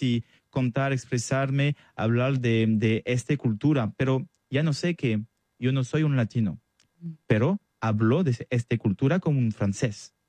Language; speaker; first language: Spanish; non-native, learner; French